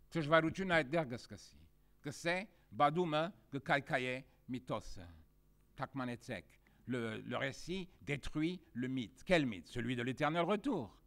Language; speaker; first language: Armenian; early bilingual, heritage; Armenian